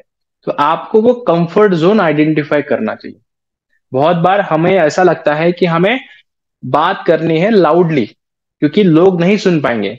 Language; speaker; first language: Hindi; native; Hindi